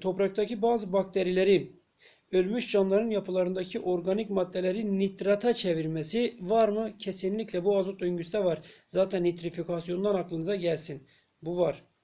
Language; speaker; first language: Turkish; native; Turkish